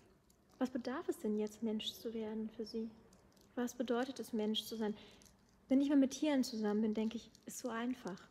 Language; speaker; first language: German; native; German